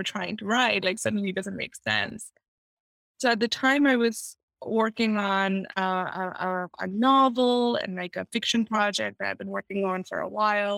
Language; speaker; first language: English; non-native, local second language; Urdu